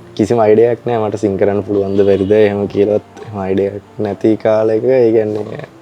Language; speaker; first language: Sinhala; native; Sinhala